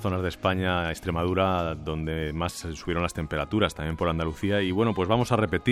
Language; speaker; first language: Spanish; native; Spanish